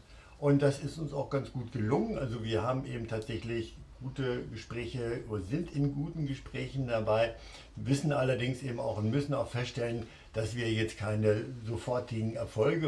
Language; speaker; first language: German; native; German